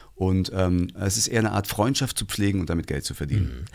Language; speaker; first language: German; native; German